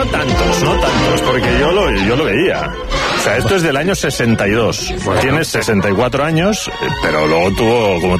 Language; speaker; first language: Spanish; native; Spanish